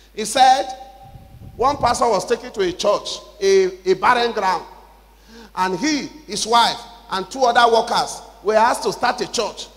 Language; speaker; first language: English; non-native, local second language; Yoruba